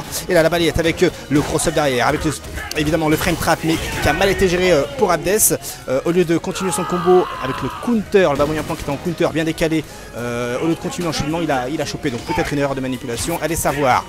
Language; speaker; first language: French; native; French